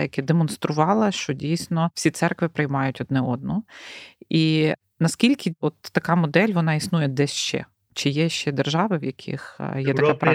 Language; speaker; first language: Ukrainian; native; Ukrainian